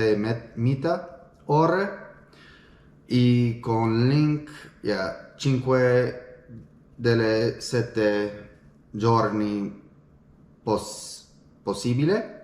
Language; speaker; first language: Italian; non-native, learner; English